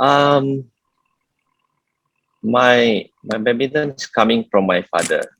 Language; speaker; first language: English; non-native, learner; Indonesian